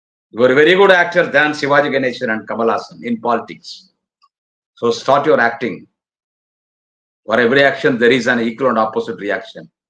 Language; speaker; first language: English; non-native, local second language; Tamil